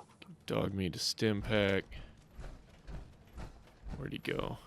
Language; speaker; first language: English; native; English